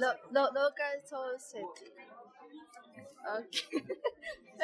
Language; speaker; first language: English; non-native, learner; Japanese